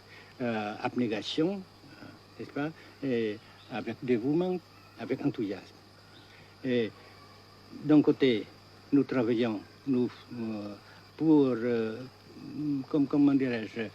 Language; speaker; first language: French; non-native, fluent; Vietnamese